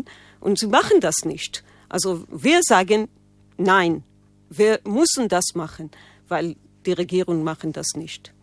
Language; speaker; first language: German; non-native, fluent; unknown